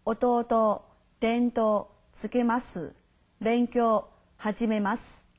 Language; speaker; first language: Japanese; non-native, fluent; Chinese